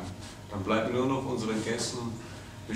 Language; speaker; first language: German; native; German